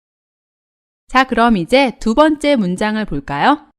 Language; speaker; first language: Korean; native; Korean